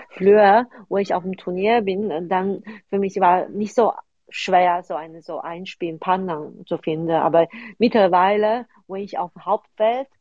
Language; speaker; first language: German; non-native, fluent; Chinese